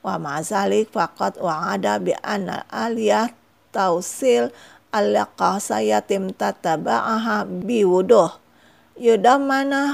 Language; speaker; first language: Arabic; non-native, fluent; Indonesian